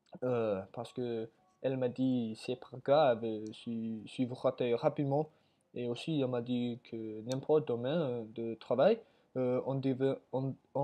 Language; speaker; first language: French; non-native, learner; English